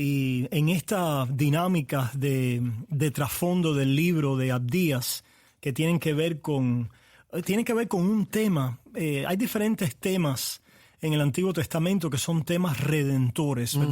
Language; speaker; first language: Spanish; native; Spanish